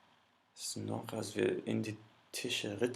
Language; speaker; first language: German; non-native, learner; English